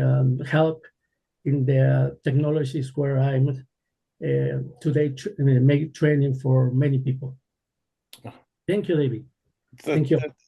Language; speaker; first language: English; non-native, learner; Spanish